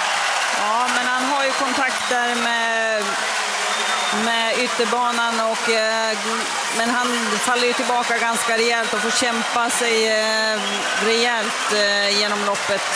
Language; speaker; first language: Swedish; native; Swedish